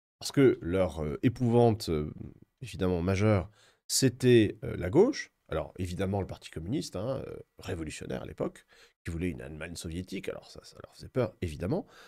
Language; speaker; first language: French; native; French